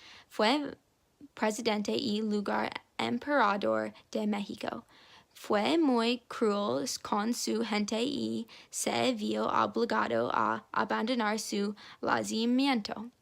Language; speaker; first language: Spanish; non-native, learner; English